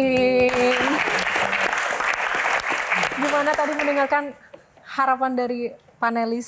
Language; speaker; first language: Indonesian; native; Indonesian